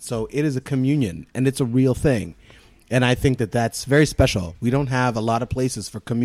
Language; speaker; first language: English; non-native, local second language; Shona